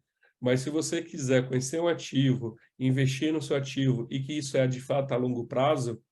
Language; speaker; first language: Portuguese; native; Portuguese